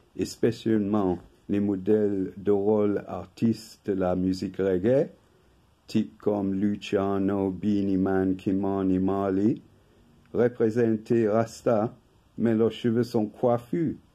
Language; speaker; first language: French; non-native, fluent; English